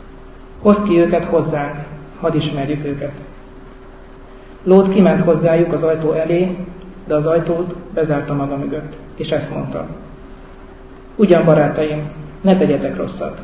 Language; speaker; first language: Hungarian; native; Hungarian